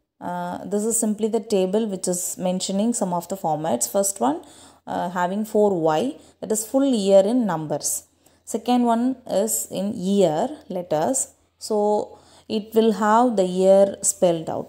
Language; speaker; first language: English; non-native, local second language; Tamil